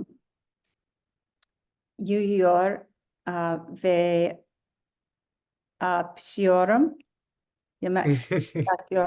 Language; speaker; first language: Turkish; non-native, learner; English